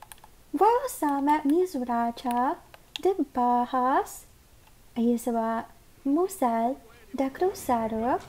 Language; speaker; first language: Spanish; non-native, learner; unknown